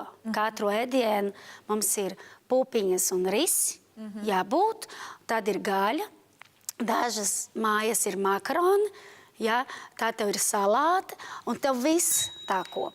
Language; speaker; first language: Latvian; non-native, learner; Portuguese